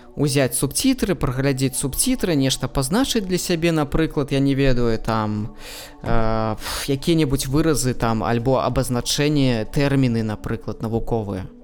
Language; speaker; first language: Belarusian; non-native, local second language; Russian